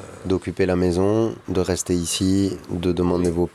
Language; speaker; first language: French; native; French